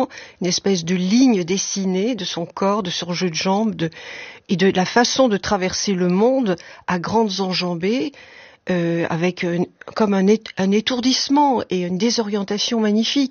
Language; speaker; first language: French; native; French